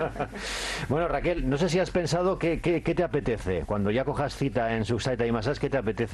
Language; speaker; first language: Spanish; native; Spanish